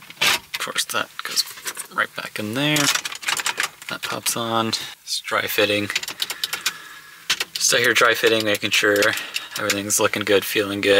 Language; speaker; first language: English; native; English